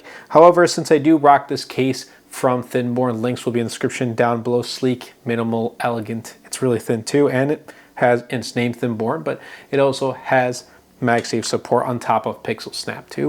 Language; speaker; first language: English; native; English